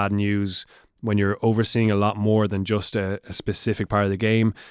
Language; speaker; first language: English; native; English